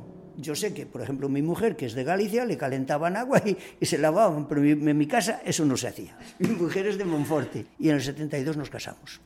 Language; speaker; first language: Spanish; native; Spanish